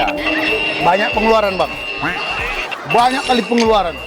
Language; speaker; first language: Indonesian; native; Indonesian